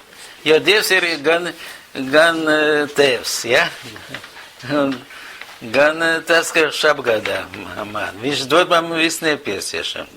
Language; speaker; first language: Latvian; non-native, local second language; Russian